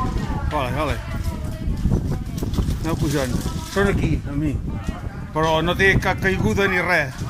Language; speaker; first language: Catalan; native; Catalan